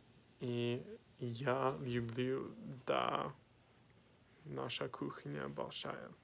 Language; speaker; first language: Russian; non-native, learner; English